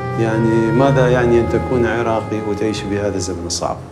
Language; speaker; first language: Arabic; native; Arabic